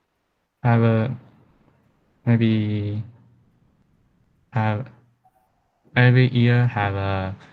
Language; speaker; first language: English; non-native, learner; Chinese